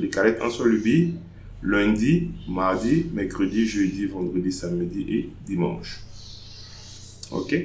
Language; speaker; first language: French; non-native, fluent; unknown